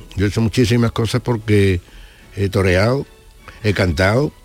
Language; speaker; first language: Spanish; native; Spanish